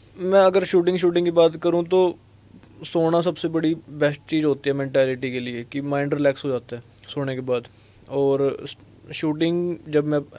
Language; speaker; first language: Hindi; non-native, local second language; Punjabi